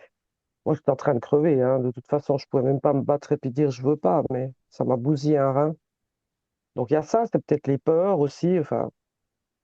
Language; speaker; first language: French; native; French